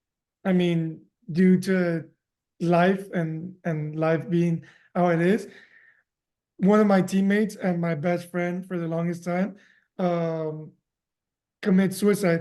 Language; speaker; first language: English; early bilingual, other home language; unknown